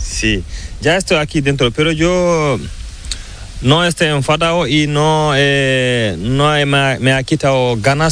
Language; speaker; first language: Spanish; non-native, learner; Fula